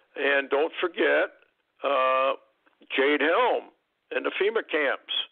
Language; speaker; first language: English; native; English